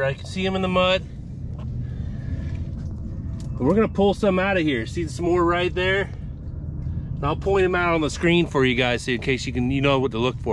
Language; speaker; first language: English; native; English